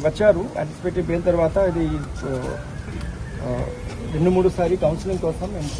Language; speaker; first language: Telugu; non-native, learner; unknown